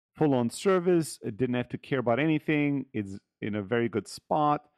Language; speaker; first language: English; early bilingual, heritage; German